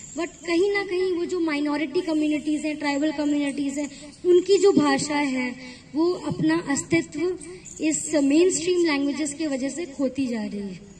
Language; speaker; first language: Hindi; native; Hindi